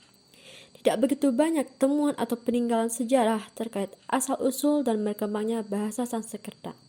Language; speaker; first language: Indonesian; native; Indonesian